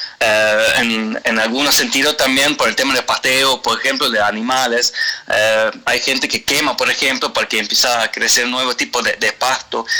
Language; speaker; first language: Spanish; non-native, fluent; Swedish